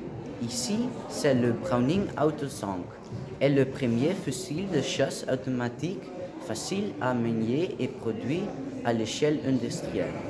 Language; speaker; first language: French; non-native, learner; Dutch